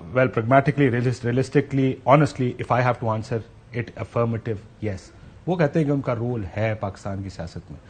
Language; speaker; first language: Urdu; native; Urdu